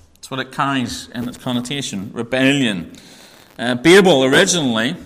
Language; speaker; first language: English; native; English